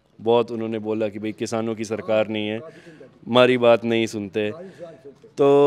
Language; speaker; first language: Hindi; native; Hindi